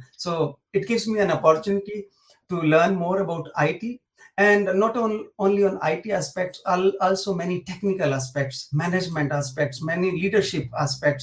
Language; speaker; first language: English; non-native, local second language; Hindi